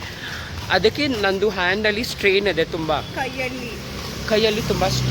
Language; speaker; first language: Kannada; non-native, learner; Marathi